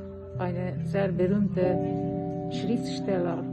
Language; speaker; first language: German; non-native, learner; Turkish